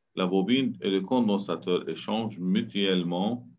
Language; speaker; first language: French; non-native, local second language; Arabic